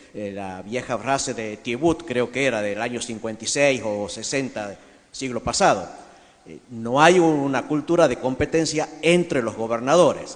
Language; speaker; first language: Spanish; native; Spanish